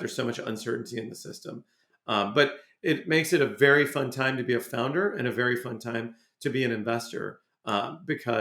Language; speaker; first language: English; native; English